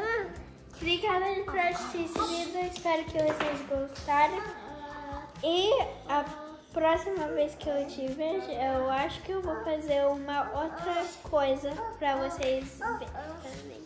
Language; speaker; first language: Portuguese; early bilingual, heritage; English